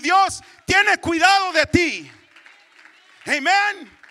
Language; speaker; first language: Spanish; early bilingual, heritage; Spanish